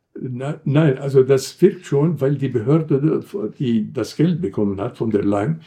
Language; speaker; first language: German; non-native, fluent; Arabic